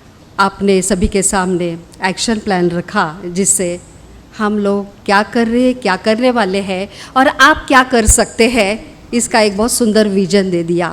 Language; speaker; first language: Hindi; native; Hindi